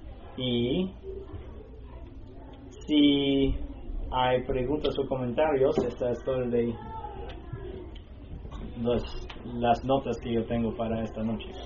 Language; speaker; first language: Spanish; non-native, learner; English